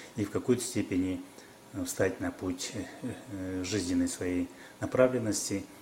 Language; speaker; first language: Russian; non-native, local second language; Kyrgyz